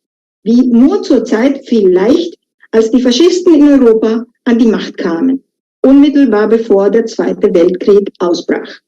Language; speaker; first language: German; non-native, fluent; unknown